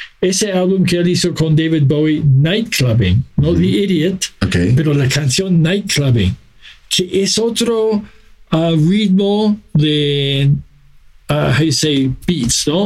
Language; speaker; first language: Spanish; non-native, fluent; English